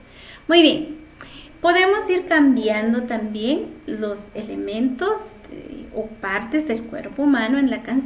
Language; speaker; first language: Spanish; non-native, local second language; Kʼicheʼ